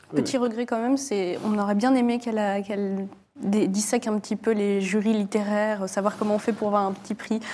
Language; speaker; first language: French; native; French